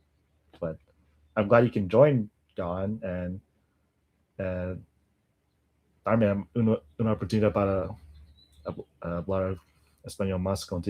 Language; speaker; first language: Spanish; non-native, learner; English